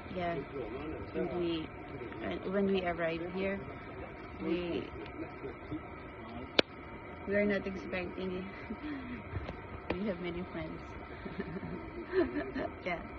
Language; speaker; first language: English; non-native, local second language; Filipino